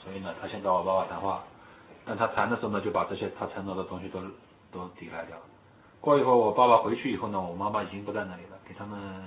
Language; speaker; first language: Chinese; native; Chinese